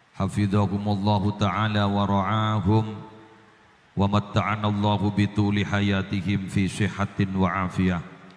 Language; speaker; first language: Indonesian; non-native, local second language; Madurese